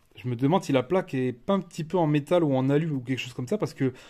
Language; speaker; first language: French; native; French